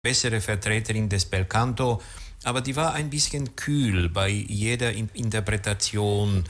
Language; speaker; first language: German; native; German